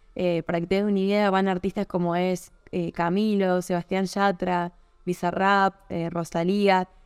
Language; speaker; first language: Spanish; native; Spanish